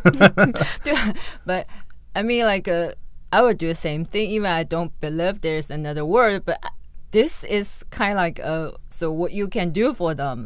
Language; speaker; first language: English; non-native, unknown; Chinese